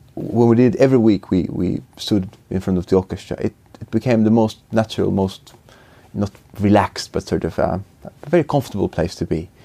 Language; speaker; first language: English; non-native, fluent; Finnish